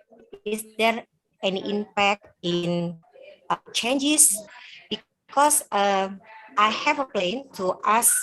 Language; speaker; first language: English; non-native, fluent; Indonesian